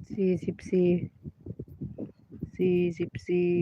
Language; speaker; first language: Thai; non-native, local second language; Northeastern Thai